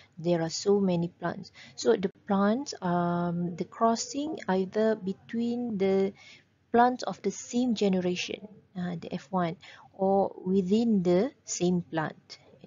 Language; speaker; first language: English; non-native, local second language; Malay